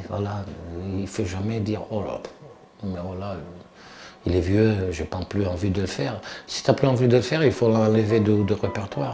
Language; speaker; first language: French; non-native, fluent; Italian